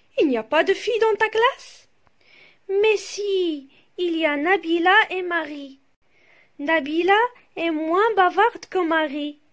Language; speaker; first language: French; non-native, local second language; Arabic